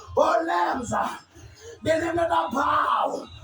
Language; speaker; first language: English; non-native, local second language; Swahili